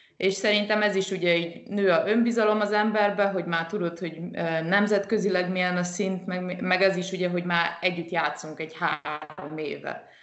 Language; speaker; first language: Hungarian; early bilingual, heritage; Hungarian